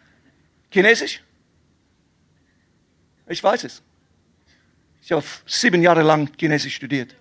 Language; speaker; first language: German; non-native, fluent; English